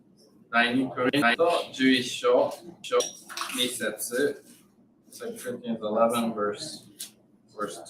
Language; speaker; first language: Japanese; non-native, learner; English